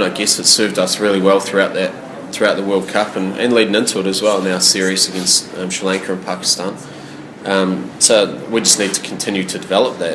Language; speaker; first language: English; native; English